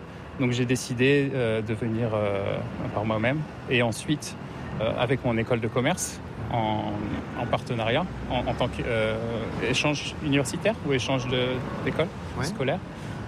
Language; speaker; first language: French; native; French